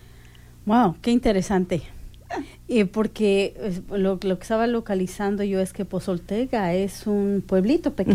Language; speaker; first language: Spanish; native; Spanish